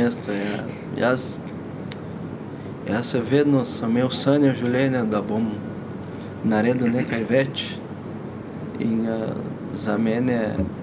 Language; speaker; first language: Slovenian; non-native, fluent; Portuguese